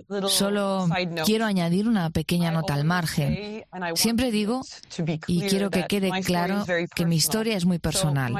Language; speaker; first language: Spanish; non-native, fluent; French